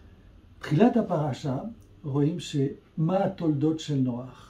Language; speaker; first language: Hebrew; non-native, fluent; French